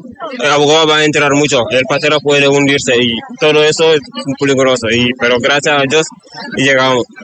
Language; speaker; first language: Spanish; non-native, learner; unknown